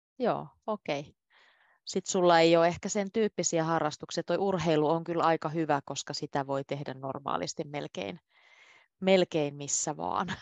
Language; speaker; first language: Finnish; native; Finnish